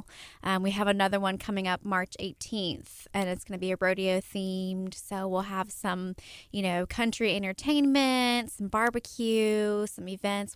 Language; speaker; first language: English; native; English